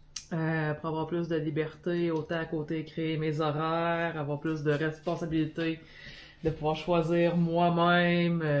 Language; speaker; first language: French; native; French